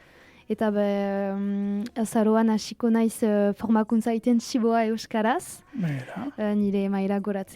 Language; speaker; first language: Basque; non-native, local second language; French